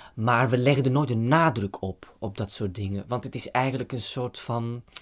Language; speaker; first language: Dutch; native; Dutch